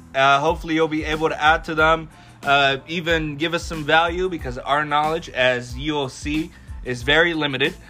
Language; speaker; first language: English; early bilingual, other home language; Arabic